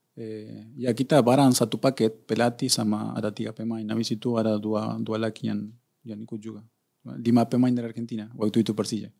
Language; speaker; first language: Indonesian; non-native, fluent; Spanish